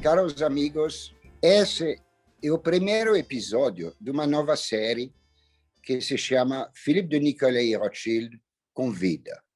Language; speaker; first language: Portuguese; non-native, fluent; French